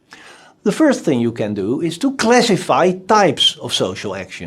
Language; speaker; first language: English; non-native, fluent; Dutch